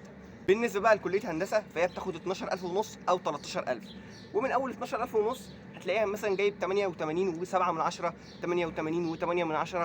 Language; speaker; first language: Arabic; native; Arabic